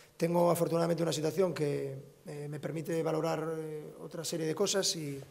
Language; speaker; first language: Spanish; native; Spanish